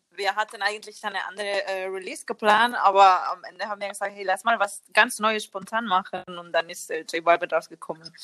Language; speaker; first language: German; non-native, learner; Spanish